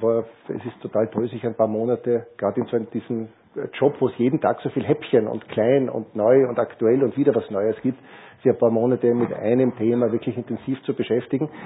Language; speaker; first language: German; native; German